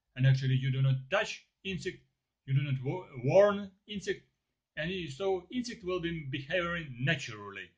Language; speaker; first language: English; non-native, learner; Ukrainian